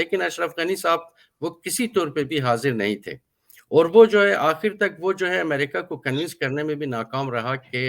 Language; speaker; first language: Hindi; non-native, fluent; Persian